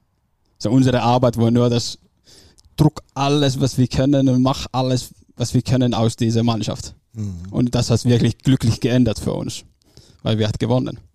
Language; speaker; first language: German; non-native, fluent; Finnish